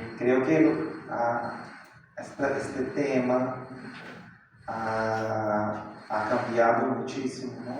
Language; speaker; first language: Spanish; non-native, fluent; Portuguese